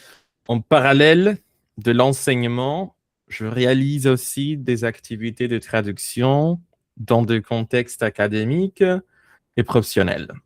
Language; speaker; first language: French; non-native, fluent; Spanish